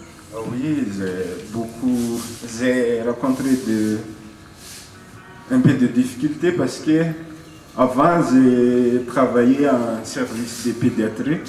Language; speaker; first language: French; non-native, local second language; Malagasy